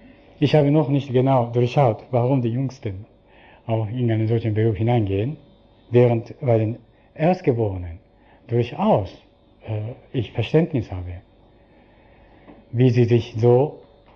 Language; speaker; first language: German; non-native, fluent; Japanese